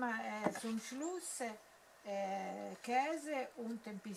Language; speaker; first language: German; non-native, learner; Italian